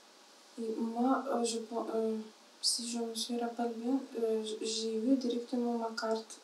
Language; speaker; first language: French; non-native, fluent; Turkish